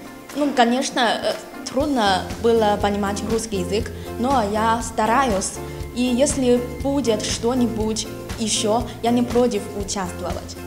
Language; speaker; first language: Russian; non-native, learner; Chinese